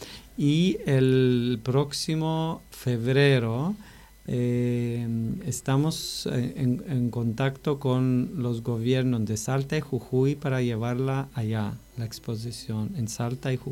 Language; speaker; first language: Spanish; non-native, fluent; Greek